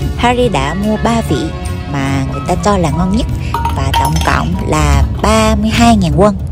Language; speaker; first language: Vietnamese; early bilingual, heritage; Korean